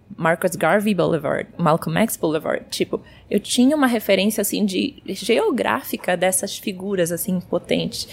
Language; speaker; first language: Portuguese; early bilingual, heritage; Portuguese